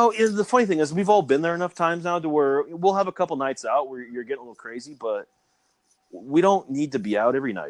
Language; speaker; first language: English; native; English